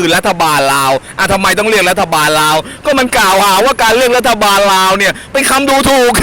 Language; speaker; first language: Thai; native; Thai